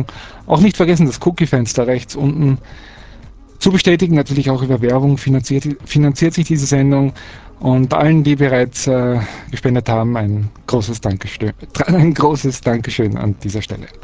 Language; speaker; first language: German; early bilingual, other home language; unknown